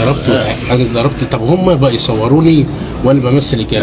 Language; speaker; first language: Arabic; native; Arabic